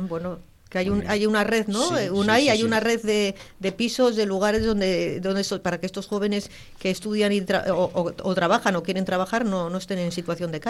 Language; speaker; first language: Spanish; native; Spanish